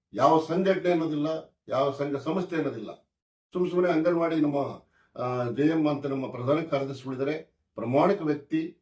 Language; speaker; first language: Kannada; native; Kannada